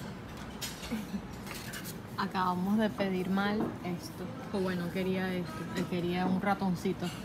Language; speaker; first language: Spanish; native; Spanish